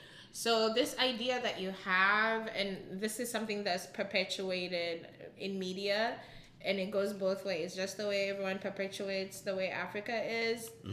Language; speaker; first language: English; non-native, local second language; Ganda